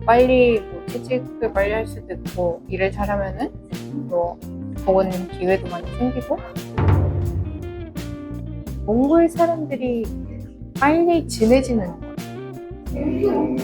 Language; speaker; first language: Korean; non-native, fluent; Mongolian